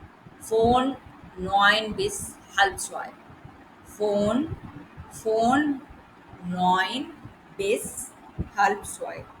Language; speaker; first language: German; non-native, learner; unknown